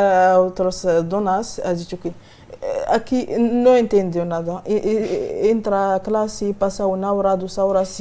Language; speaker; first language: Spanish; non-native, learner; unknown